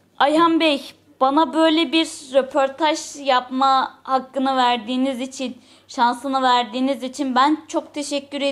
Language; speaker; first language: Turkish; native; Turkish